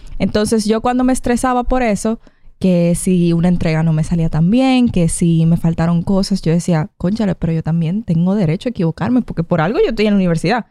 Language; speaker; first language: Spanish; native; Spanish